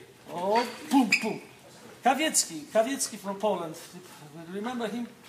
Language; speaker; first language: English; non-native, learner; Polish